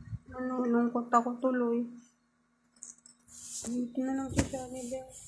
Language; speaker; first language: Filipino; native; Filipino